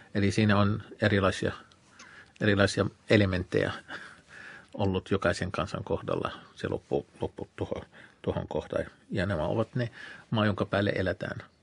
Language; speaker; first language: Finnish; non-native, fluent; Arabic